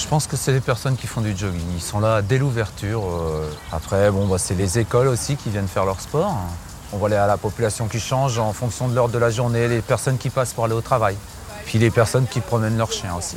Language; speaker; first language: French; native; French